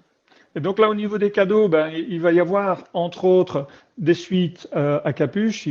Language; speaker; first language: French; native; French